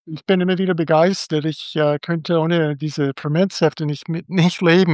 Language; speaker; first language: German; non-native, fluent; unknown